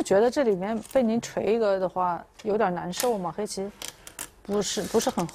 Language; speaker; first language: Chinese; native; Chinese